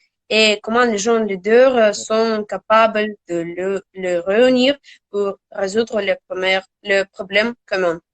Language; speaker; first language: French; non-native, learner; Russian